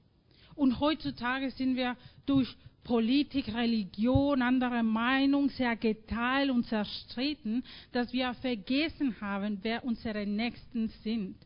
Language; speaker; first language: German; non-native, fluent; Spanish